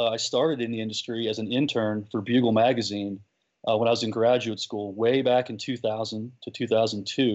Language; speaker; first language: English; native; English